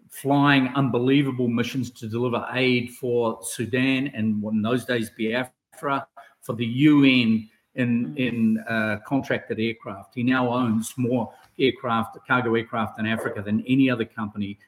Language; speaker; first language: English; native; English